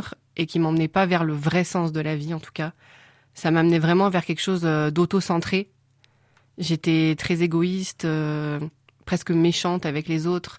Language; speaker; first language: French; native; French